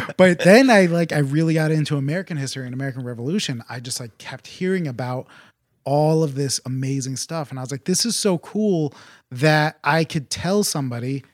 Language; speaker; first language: English; native; English